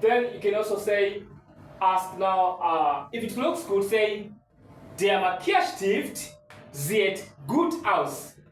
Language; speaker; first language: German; non-native, learner; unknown